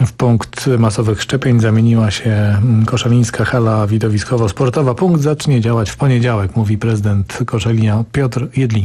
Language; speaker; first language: Polish; native; Polish